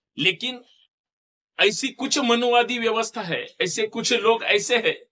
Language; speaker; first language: Hindi; non-native, local second language; Marathi